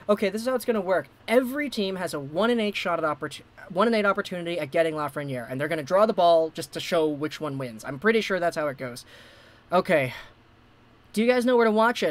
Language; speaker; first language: English; native; English